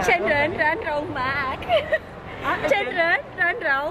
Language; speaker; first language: Thai; native; Thai